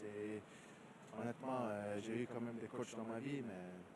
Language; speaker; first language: French; non-native, fluent; Danish